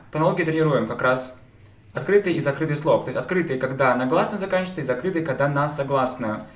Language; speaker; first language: Russian; native; Russian